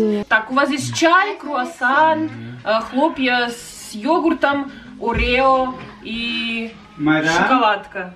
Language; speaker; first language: Russian; native; Russian